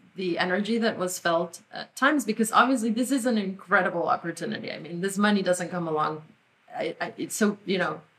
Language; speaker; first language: English; non-native, fluent; Spanish